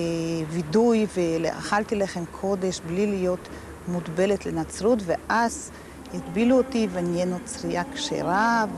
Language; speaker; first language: Hebrew; non-native, fluent; Polish